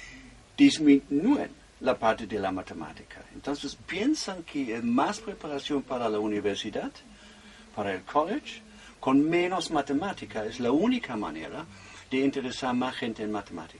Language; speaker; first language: Spanish; non-native, fluent; German